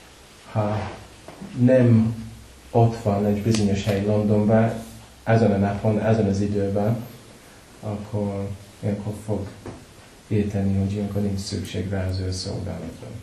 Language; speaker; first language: Hungarian; non-native, learner; English